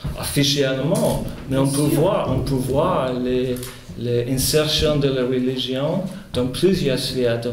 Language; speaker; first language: French; non-native, fluent; Spanish